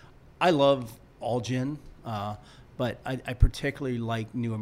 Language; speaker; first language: English; native; English